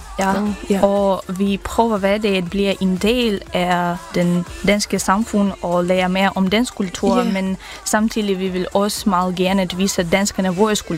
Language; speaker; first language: Danish; non-native, learner; Ukrainian